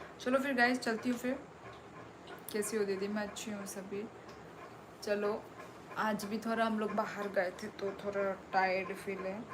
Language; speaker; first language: Hindi; non-native, local second language; Kok Borok